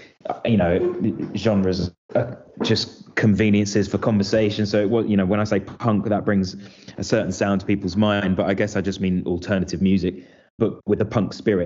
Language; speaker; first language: English; native; English